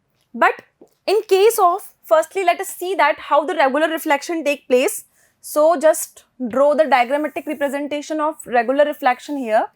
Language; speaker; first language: English; non-native, local second language; Hindi